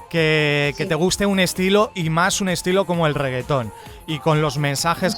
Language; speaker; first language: Spanish; native; Spanish